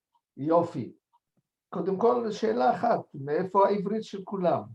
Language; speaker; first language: Hebrew; non-native, fluent; French